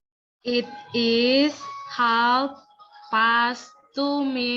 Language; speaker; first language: English; non-native, learner; Indonesian